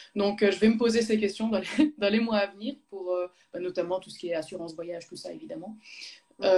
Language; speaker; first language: French; native; French